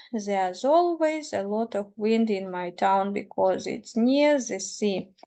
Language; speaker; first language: English; non-native, fluent; Ukrainian